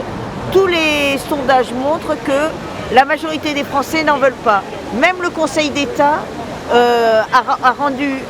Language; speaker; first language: French; native; French